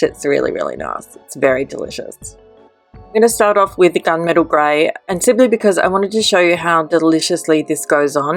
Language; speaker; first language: English; native; English